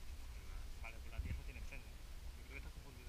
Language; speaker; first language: Spanish; native; Spanish